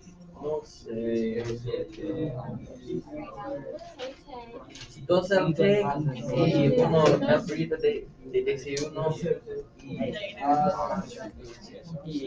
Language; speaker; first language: Spanish; non-native, learner; English